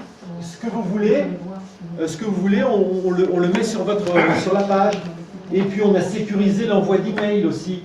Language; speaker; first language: French; native; French